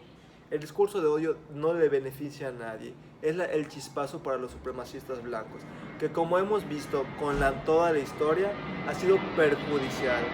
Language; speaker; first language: Spanish; native; Spanish